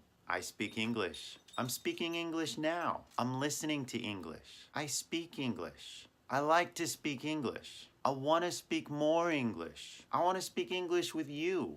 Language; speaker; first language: English; non-native, fluent; Japanese